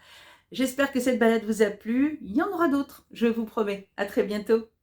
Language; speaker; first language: French; native; French